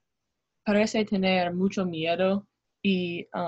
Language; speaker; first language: Spanish; non-native, learner; English